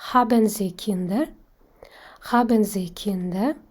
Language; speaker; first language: German; non-native, fluent; Kazakh